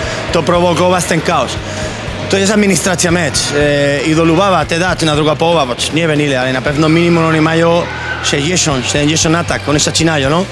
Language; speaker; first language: Polish; non-native, learner; Spanish